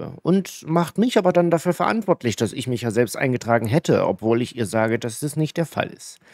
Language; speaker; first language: German; native; German